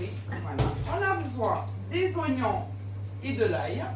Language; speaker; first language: French; non-native, fluent; Portuguese